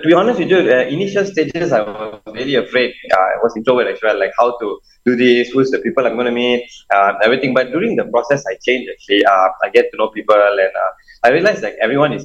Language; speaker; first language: English; non-native, local second language; Tamil